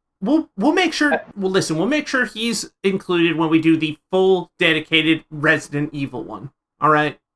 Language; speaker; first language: English; native; English